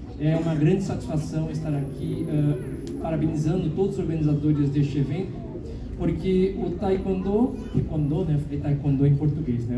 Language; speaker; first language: Portuguese; early bilingual, other home language; Korean